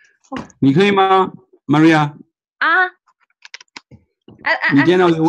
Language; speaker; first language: Chinese; non-native, fluent; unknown